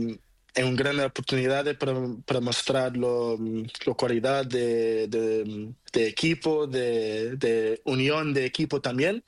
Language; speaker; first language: Spanish; non-native, learner; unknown